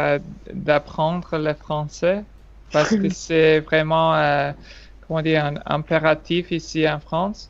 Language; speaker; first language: French; non-native, fluent; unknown